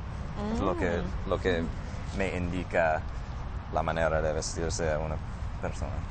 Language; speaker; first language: Spanish; non-native, fluent; English